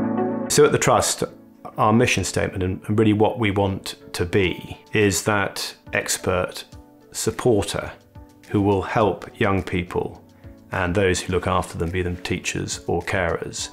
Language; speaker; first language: English; native; English